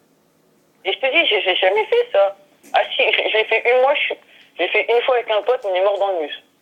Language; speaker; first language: French; native; French